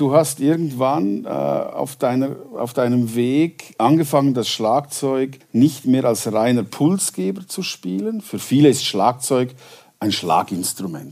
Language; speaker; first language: German; native; German